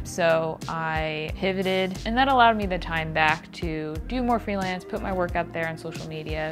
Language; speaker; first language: English; native; English